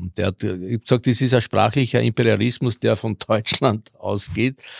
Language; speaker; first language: German; early bilingual, other home language; Croatian